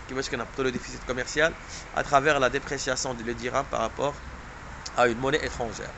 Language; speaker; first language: French; non-native, local second language; Arabic